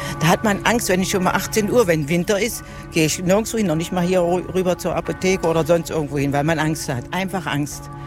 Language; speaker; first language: German; native; German